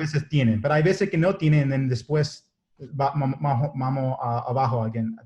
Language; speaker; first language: Spanish; non-native, learner; English